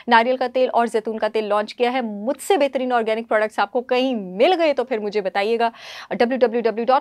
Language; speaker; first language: Urdu; native; Urdu